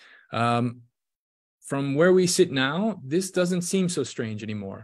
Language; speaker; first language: English; native; English